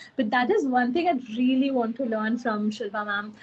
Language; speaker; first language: English; non-native, local second language; Kannada